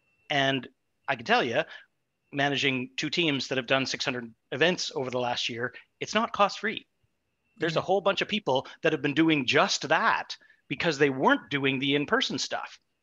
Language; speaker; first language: English; native; English